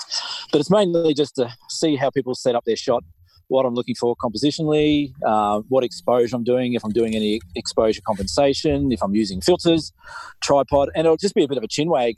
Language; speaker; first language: English; native; English